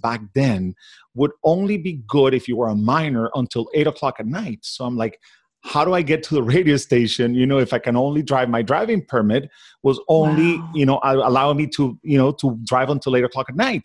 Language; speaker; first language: English; non-native, fluent; Spanish